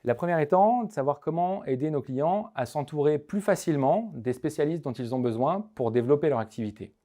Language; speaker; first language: French; native; French